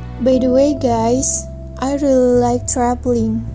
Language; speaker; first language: English; non-native, learner; Indonesian